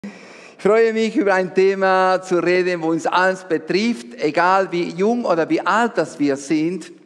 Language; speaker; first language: German; non-native, fluent; Spanish